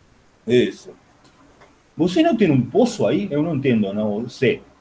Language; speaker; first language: Portuguese; non-native, fluent; Spanish